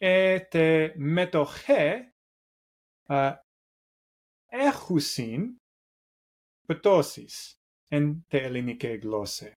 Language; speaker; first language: Greek; non-native, learner; English